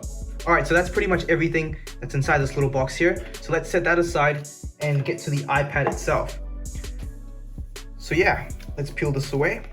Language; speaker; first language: English; native; English